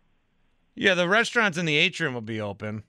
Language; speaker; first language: English; native; English